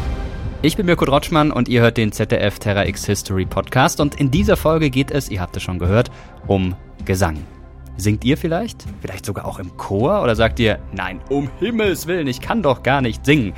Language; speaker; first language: German; native; German